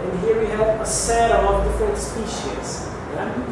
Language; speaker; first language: English; non-native, fluent; Portuguese